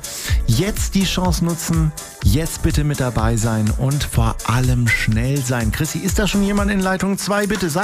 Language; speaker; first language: German; native; German